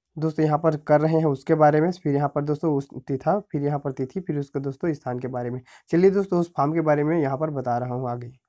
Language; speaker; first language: Hindi; native; Hindi